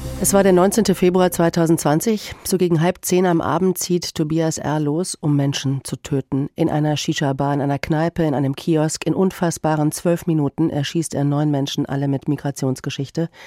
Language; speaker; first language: German; native; German